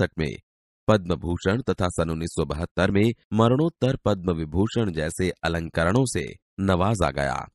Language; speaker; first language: Hindi; non-native, local second language; Gujarati